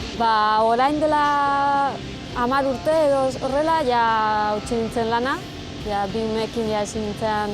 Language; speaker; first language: Basque; non-native, learner; Spanish